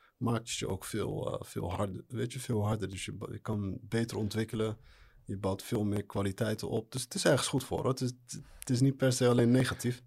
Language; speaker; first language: Dutch; early bilingual, other home language; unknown